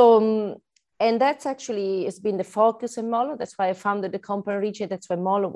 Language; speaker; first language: English; non-native, fluent; Italian